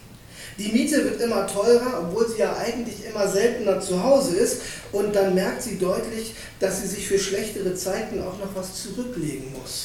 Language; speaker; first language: German; native; German